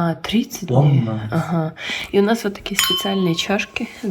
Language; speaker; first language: Russian; non-native, fluent; Ukrainian